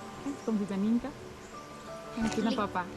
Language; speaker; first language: Dutch; native; Dutch